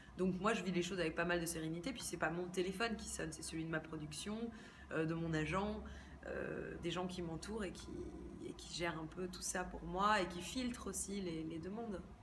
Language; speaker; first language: French; native; French